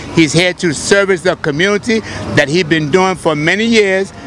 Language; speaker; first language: English; native; English